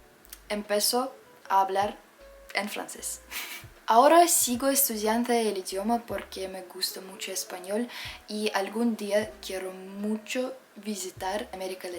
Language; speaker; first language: Spanish; non-native, learner; Russian